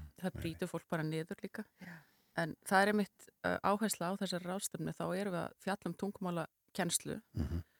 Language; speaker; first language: Icelandic; non-native, fluent; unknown